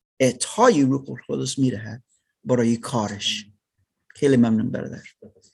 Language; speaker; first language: Persian; non-native, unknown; English